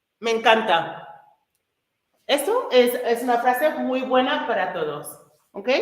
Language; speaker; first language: Spanish; non-native, fluent; English